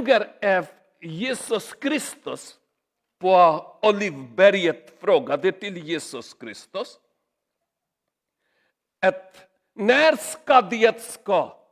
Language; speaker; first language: Swedish; non-native, learner; Urdu